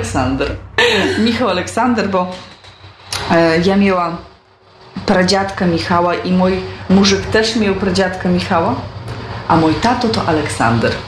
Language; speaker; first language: Polish; non-native, local second language; Ukrainian